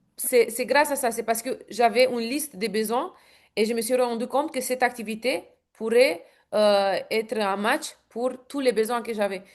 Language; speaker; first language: French; non-native, fluent; Romanian